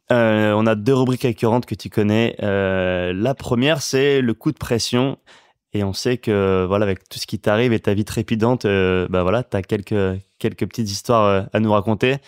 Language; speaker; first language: French; native; French